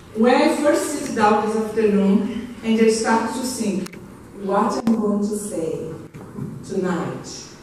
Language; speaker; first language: English; non-native, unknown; Portuguese